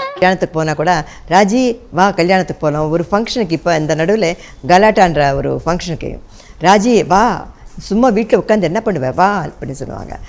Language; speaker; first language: Tamil; non-native, local second language; Telugu